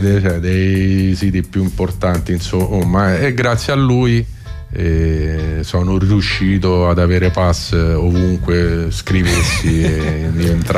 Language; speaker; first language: Italian; native; Italian